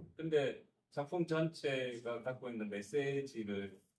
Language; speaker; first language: Korean; native; Korean